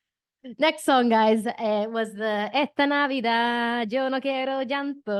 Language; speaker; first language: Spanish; non-native, fluent; English